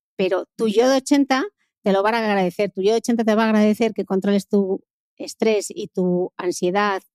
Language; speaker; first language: Spanish; native; Spanish